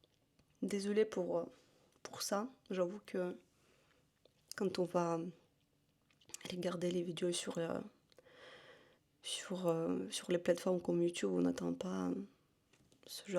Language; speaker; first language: French; non-native, fluent; Russian